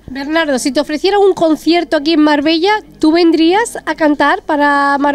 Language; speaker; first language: Spanish; native; Spanish